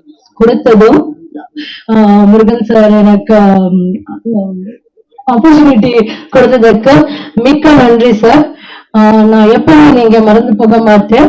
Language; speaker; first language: Tamil; non-native, learner; Kannada